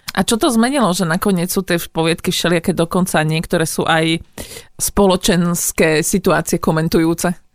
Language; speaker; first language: Slovak; native; Slovak